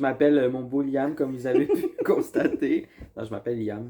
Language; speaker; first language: French; native; French